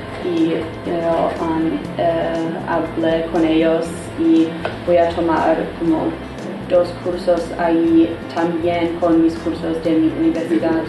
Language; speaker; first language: Spanish; non-native, learner; English